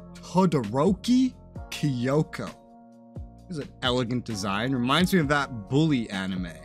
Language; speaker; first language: English; native; English